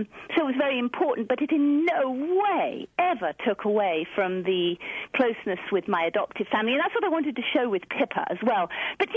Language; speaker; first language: English; native; English